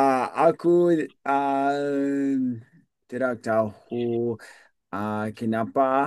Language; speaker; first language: Indonesian; non-native, learner; English